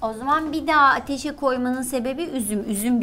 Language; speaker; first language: Turkish; native; Turkish